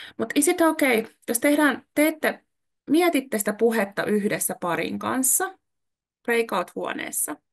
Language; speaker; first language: Finnish; native; Finnish